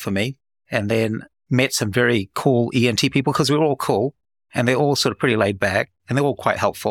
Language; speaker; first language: English; native; English